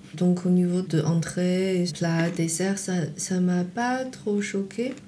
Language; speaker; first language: French; non-native, fluent; Chinese